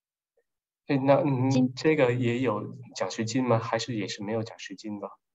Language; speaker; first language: Chinese; non-native, fluent; Vietnamese